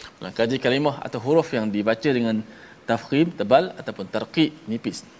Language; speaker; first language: Malay; native; Malay